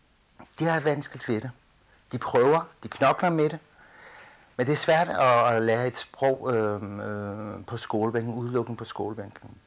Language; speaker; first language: Danish; early bilingual, other home language; Kurdish